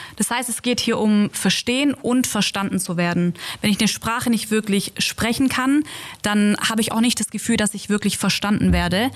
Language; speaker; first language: German; native; German